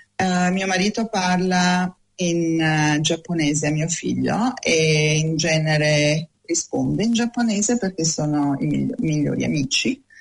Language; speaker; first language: Italian; native; Italian